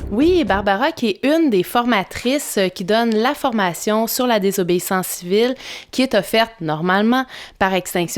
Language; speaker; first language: French; native; French